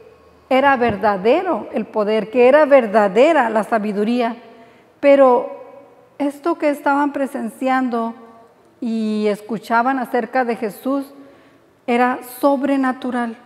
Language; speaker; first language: Spanish; native; Spanish